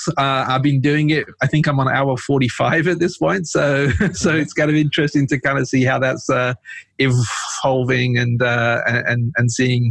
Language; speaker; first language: English; native; English